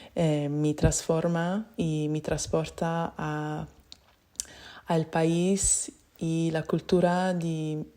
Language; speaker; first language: Spanish; early bilingual, other home language; English